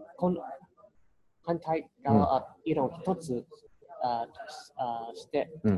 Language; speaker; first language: Japanese; non-native, learner; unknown